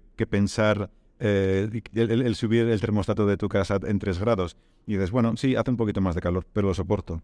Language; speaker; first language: Spanish; native; Spanish